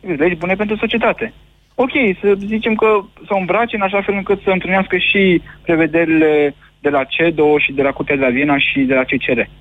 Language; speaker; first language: Romanian; native; Romanian